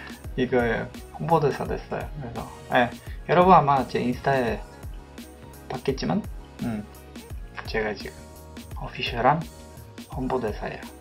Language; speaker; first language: Korean; non-native, fluent; Polish